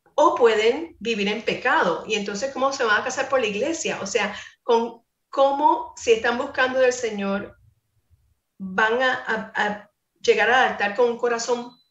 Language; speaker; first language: Spanish; non-native, fluent; English